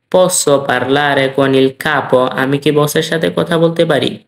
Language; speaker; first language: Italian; non-native, fluent; Bangla